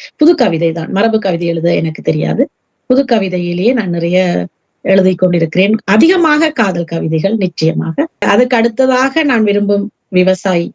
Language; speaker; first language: Tamil; early bilingual, heritage; Tamil